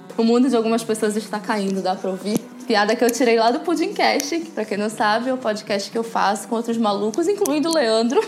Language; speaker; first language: Portuguese; native; Portuguese